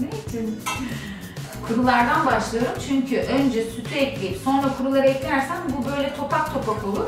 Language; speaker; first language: Turkish; native; Turkish